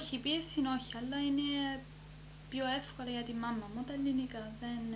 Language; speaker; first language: Greek; early bilingual, heritage; Greek